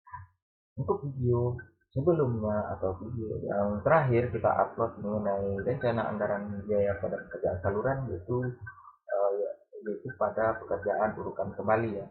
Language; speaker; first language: Indonesian; native; Indonesian